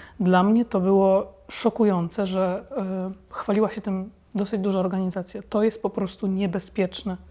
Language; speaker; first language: Polish; native; Polish